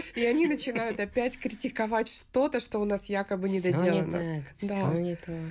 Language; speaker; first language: Russian; native; Russian